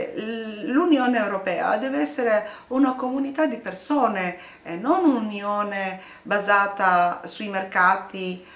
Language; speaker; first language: Italian; non-native, fluent; Greek